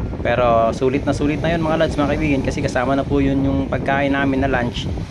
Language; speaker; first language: Filipino; native; Filipino